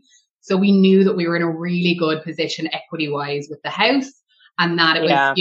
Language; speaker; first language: English; native; English